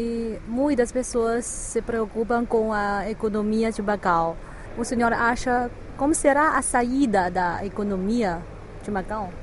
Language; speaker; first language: Portuguese; non-native, fluent; Chinese